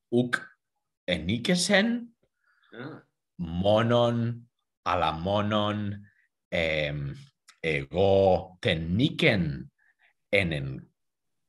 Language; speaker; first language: Greek; non-native, learner; German